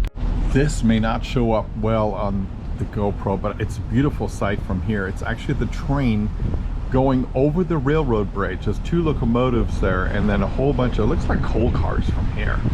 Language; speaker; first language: English; native; English